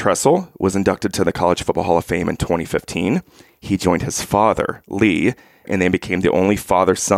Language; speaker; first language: English; native; English